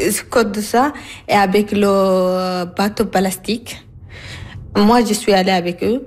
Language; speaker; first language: French; non-native, learner; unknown